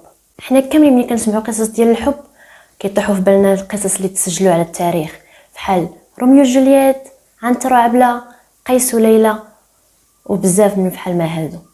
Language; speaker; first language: Arabic; native; Arabic